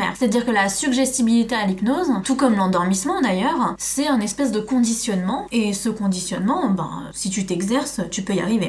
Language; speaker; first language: French; native; French